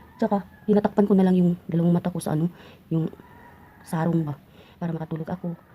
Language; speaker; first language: Filipino; non-native, local second language; Cebuano